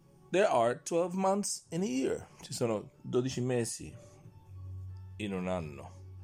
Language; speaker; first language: Italian; native; Italian